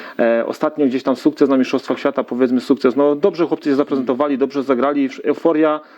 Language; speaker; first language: Polish; native; Polish